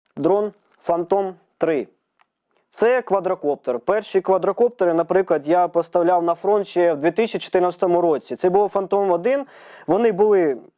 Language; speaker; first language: Ukrainian; native; Ukrainian